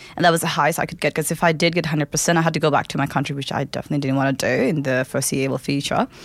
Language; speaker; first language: English; non-native, local second language; Nepali